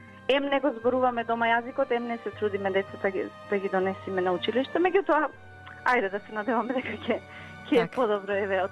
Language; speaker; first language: Macedonian; native; Macedonian